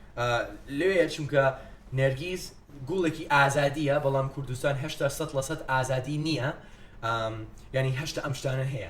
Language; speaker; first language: Central Kurdish; non-native, fluent; English